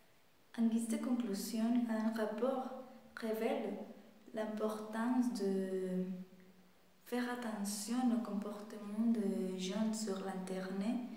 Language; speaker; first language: French; non-native, fluent; Spanish